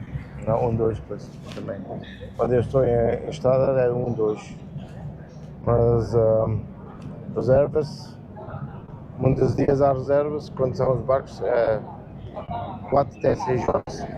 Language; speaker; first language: Portuguese; non-native, learner; German